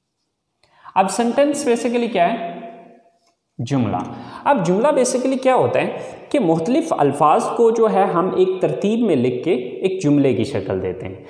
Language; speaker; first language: Urdu; native; Urdu